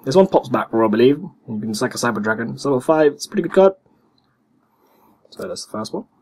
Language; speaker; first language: English; native; English